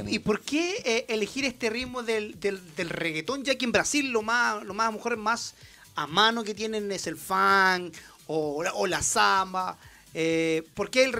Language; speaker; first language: Spanish; native; Spanish